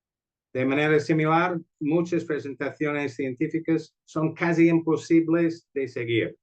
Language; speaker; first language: Spanish; non-native, fluent; English